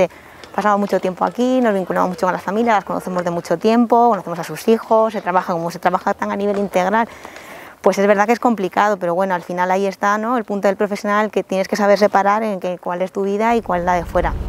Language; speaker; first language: Spanish; native; Spanish